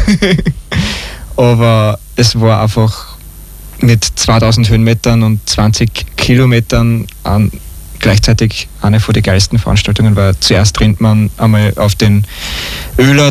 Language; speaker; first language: German; native; German